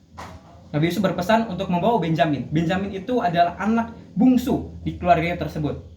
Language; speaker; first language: Indonesian; native; Indonesian